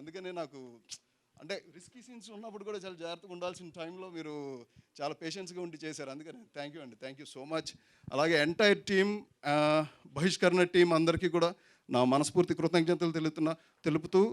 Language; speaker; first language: Telugu; native; Telugu